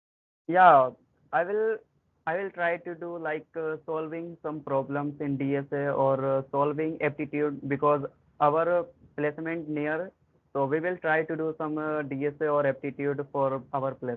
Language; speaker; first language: English; non-native, learner; Hindi